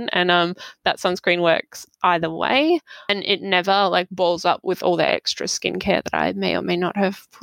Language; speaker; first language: English; native; English